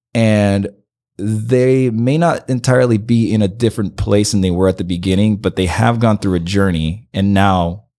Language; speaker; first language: English; early bilingual, other home language; Spanish